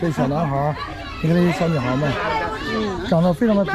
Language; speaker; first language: Chinese; native; Chinese